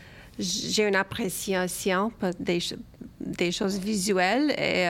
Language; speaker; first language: French; early bilingual, other home language; Romanian